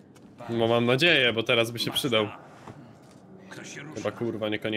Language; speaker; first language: Polish; native; Polish